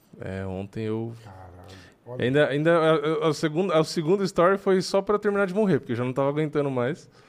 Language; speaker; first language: Portuguese; native; Portuguese